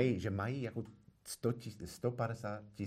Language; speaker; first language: Czech; non-native, fluent; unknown